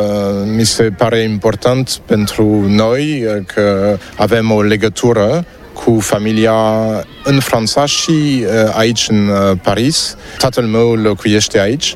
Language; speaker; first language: Romanian; non-native, fluent; French